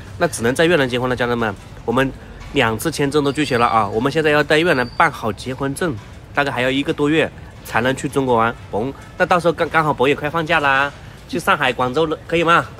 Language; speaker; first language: Chinese; native; Chinese